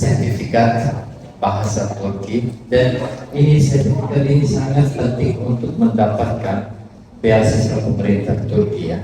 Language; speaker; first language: Indonesian; non-native, fluent; Turkish